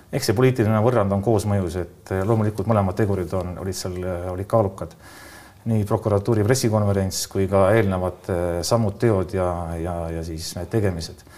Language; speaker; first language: Estonian; native; Estonian